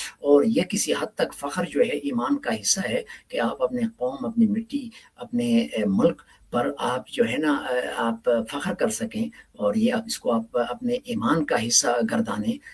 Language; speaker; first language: Urdu; non-native, local second language; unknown